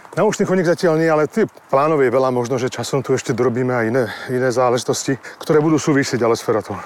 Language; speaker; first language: Slovak; native; Slovak